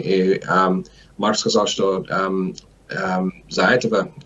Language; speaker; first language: Russian; non-native, learner; English